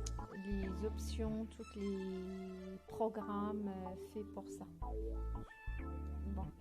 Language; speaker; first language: French; non-native, fluent; Arabic